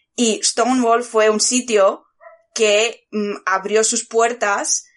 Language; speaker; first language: Spanish; early bilingual, other home language; Bulgarian